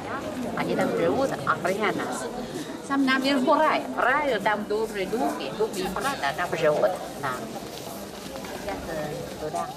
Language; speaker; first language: Russian; non-native, learner; Chinese